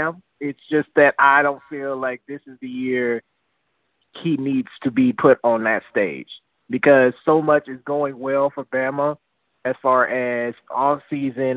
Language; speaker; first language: English; native; English